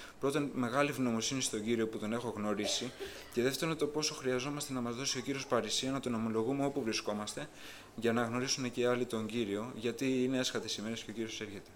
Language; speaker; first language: Greek; native; Greek